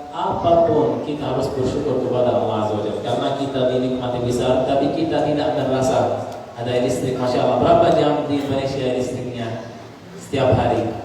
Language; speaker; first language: Indonesian; non-native, learner; Arabic